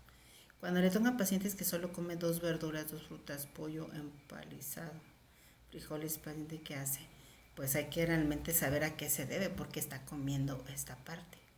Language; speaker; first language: Spanish; native; Spanish